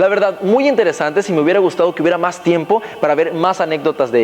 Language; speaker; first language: Spanish; native; Spanish